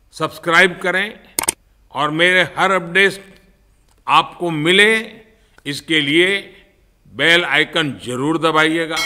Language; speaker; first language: Hindi; non-native, local second language; Gujarati